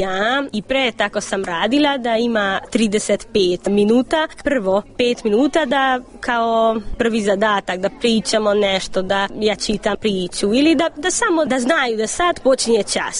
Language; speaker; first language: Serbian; non-native, local second language; Hungarian